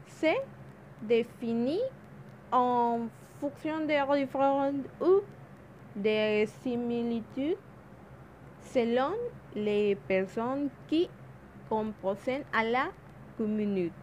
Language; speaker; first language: French; non-native, learner; Spanish